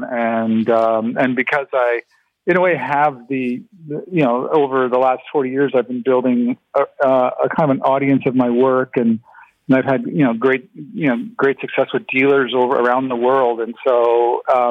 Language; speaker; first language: English; non-native, fluent; Ukrainian